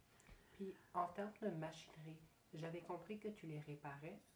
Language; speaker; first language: French; native; French